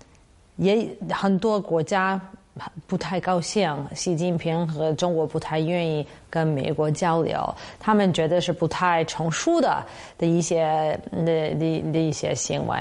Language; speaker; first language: Chinese; non-native, fluent; English